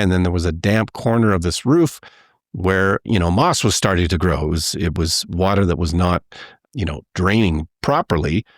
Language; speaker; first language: English; native; English